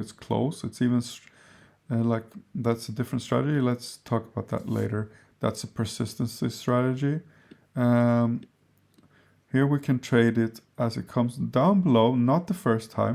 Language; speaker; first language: English; non-native, fluent; Swedish